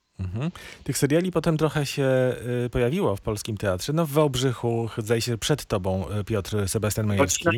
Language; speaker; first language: Polish; native; Polish